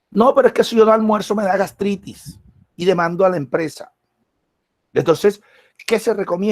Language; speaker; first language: Spanish; native; Spanish